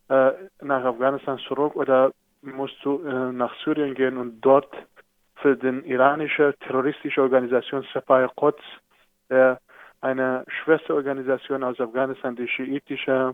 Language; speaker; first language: German; non-native, fluent; Persian